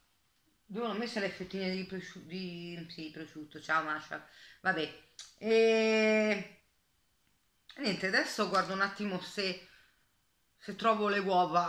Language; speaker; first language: Italian; native; Italian